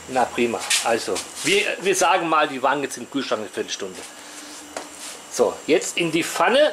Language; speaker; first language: German; native; German